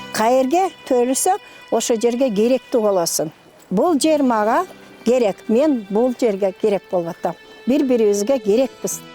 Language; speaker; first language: Kyrgyz; non-native, local second language; Russian